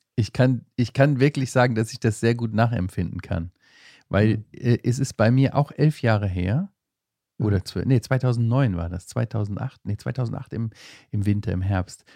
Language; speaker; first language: German; native; German